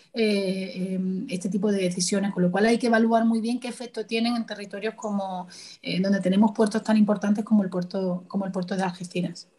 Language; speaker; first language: Spanish; native; Spanish